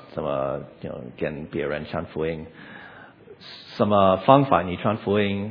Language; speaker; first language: Chinese; non-native, learner; English